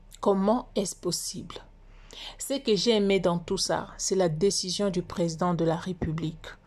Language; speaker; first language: French; non-native, local second language; Lingala